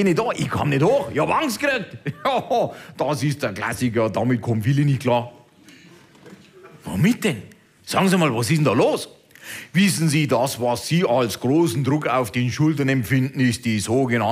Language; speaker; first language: German; native; German